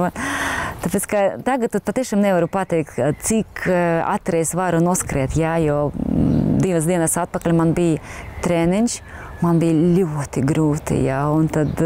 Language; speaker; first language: Latvian; non-native, local second language; Russian